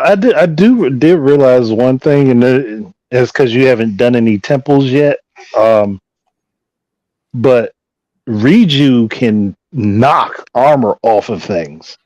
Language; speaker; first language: English; native; English